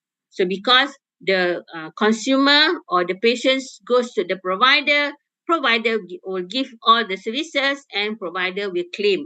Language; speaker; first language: English; non-native, local second language; Malay